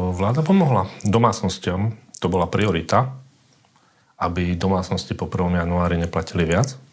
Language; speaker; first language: Slovak; native; Slovak